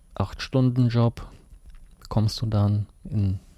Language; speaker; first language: German; early bilingual, other home language; Russian